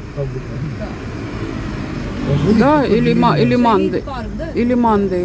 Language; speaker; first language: Russian; native; Russian